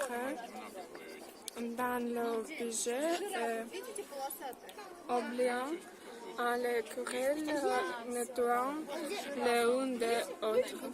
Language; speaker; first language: French; non-native, learner; Russian